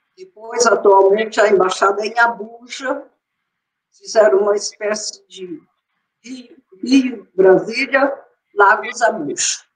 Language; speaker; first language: Portuguese; native; Portuguese